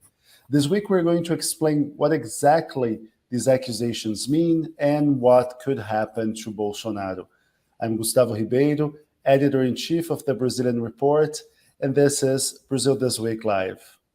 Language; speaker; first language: English; non-native, fluent; Portuguese